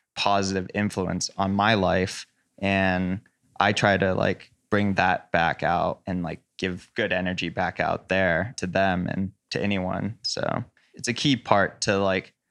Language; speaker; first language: English; early bilingual, other home language; Cantonese